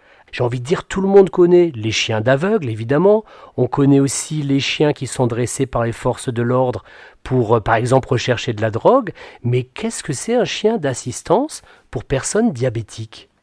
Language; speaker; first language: French; native; French